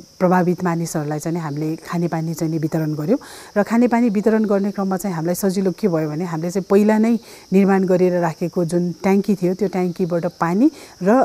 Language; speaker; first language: Nepali; native; Nepali